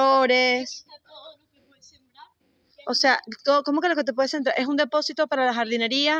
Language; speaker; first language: Spanish; native; Spanish